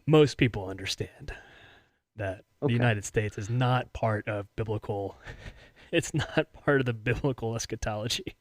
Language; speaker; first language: English; native; English